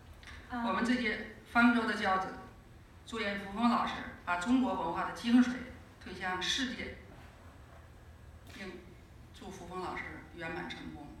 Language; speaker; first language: Chinese; native; Chinese